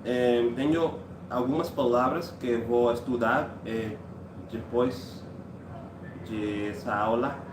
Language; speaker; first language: Portuguese; non-native, learner; English